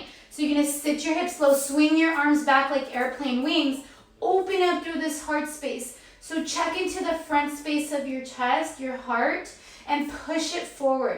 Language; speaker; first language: English; native; English